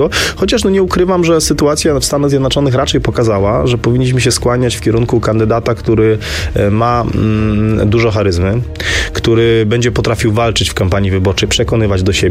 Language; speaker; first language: Polish; native; Polish